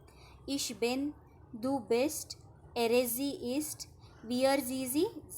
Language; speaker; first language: German; non-native, fluent; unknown